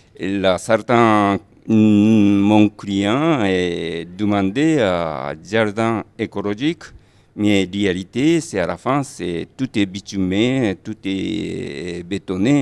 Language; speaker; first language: French; non-native, fluent; Japanese